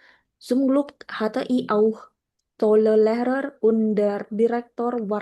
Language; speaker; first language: German; non-native, learner; Indonesian